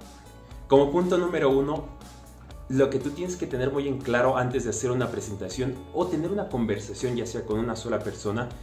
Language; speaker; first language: Spanish; native; Spanish